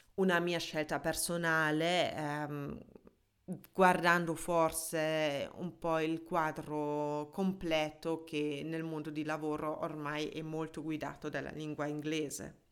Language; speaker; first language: Italian; non-native, fluent; German